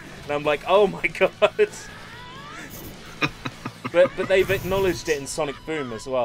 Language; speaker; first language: English; native; English